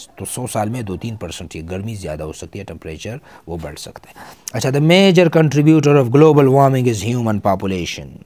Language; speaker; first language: Urdu; non-native, local second language; Pashto